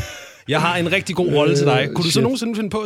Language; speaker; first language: Danish; native; Danish